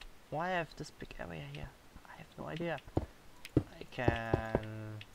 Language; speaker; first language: English; non-native, learner; German